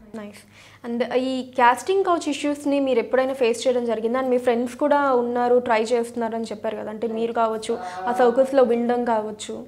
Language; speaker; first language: Telugu; native; Telugu